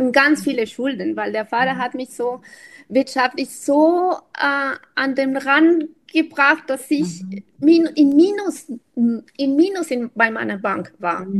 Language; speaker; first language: German; non-native, fluent; Spanish